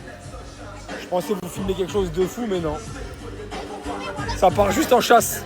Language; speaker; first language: French; native; French